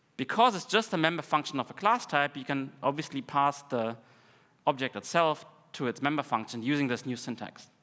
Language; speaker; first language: English; non-native, fluent; Russian